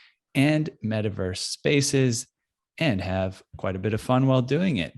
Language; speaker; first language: English; native; English